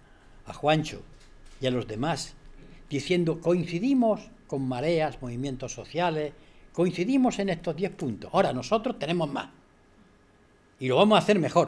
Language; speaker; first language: Spanish; native; Spanish